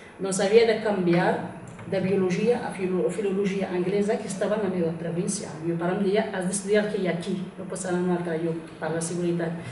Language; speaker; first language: Catalan; non-native, fluent; Kabyle